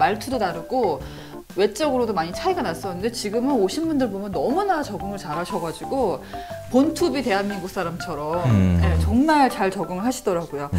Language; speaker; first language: Korean; native; Korean